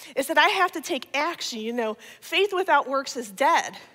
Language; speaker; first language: English; native; English